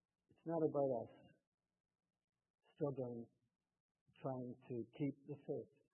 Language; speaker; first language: English; native; English